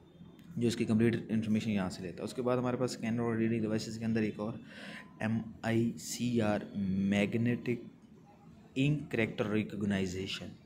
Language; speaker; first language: Hindi; non-native, local second language; Punjabi